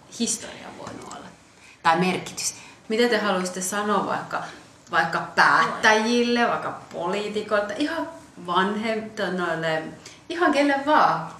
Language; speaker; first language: Finnish; early bilingual, other home language; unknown